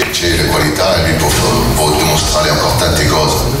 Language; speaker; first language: Italian; non-native, fluent; French